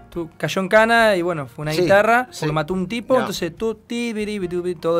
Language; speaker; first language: Spanish; native; Spanish